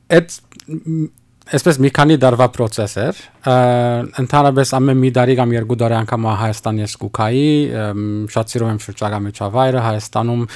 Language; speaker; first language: Armenian; early bilingual, heritage; Armenian